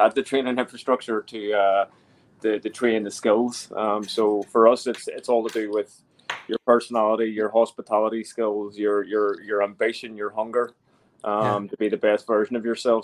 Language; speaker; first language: English; native; English